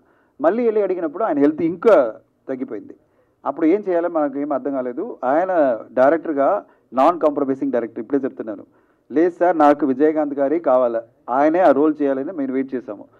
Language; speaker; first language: Telugu; non-native, fluent; Tamil